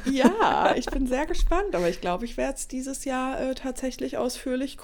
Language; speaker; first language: German; native; German